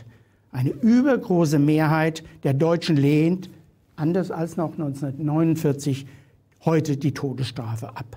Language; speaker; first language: German; native; German